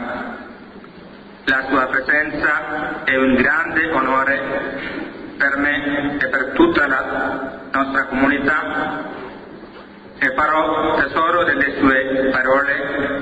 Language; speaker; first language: Italian; non-native, fluent; Malayalam